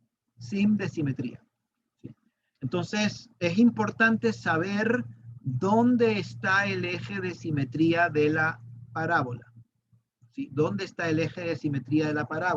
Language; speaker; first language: Spanish; native; Spanish